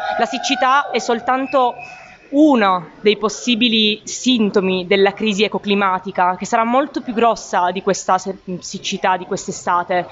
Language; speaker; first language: Italian; native; Italian